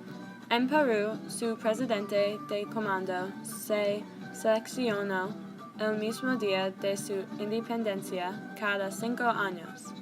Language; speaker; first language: Spanish; non-native, learner; English